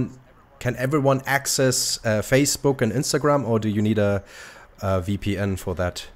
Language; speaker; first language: English; non-native, fluent; German